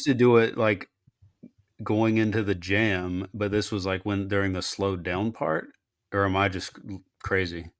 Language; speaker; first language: English; native; English